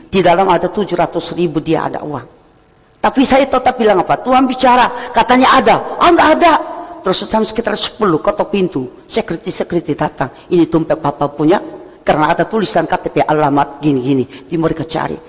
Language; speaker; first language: Indonesian; non-native, fluent; Korean